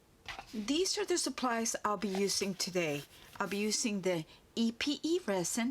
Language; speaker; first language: English; native; English